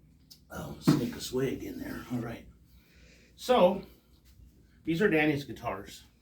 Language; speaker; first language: English; native; English